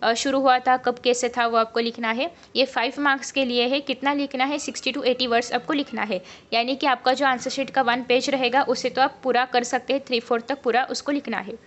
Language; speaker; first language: Hindi; non-native, local second language; Marathi